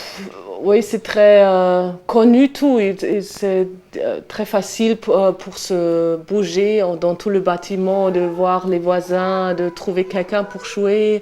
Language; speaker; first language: French; non-native, fluent; German